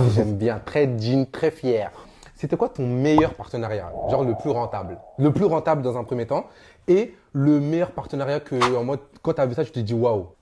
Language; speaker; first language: French; native; French